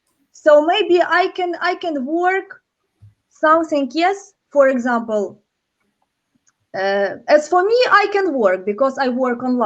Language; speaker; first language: English; non-native, learner; Ukrainian